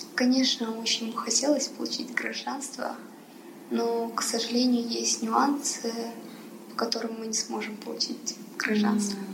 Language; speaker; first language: Russian; early bilingual, other home language; Persian